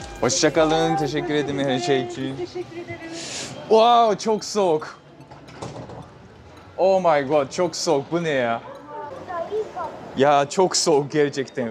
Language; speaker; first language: Turkish; non-native, fluent; Japanese